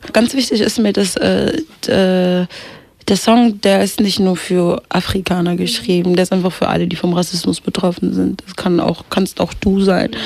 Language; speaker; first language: German; early bilingual, other home language; Swahili